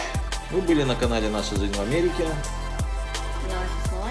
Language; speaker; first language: Russian; native; Russian